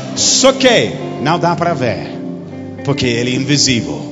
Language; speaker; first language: Portuguese; non-native, fluent; English